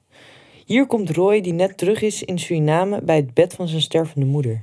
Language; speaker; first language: Dutch; native; Dutch